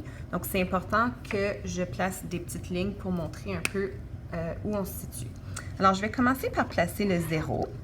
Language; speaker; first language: French; native; French